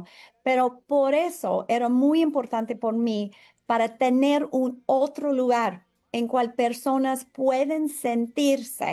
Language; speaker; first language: Spanish; non-native, fluent; English